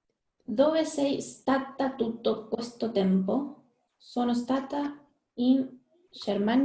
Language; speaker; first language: Italian; non-native, learner; Spanish